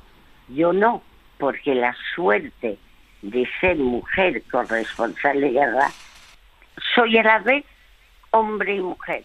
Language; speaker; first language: Spanish; early bilingual, other home language; French